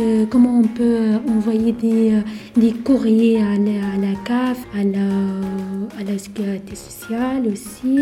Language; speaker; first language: French; non-native, learner; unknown